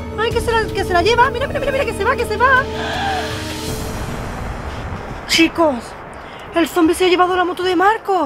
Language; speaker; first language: Spanish; native; Spanish